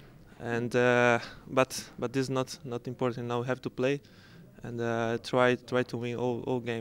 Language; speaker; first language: English; non-native, learner; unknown